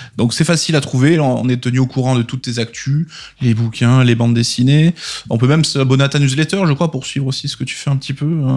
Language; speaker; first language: French; native; French